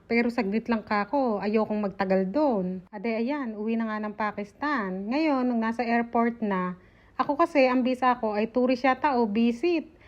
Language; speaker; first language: Filipino; native; Filipino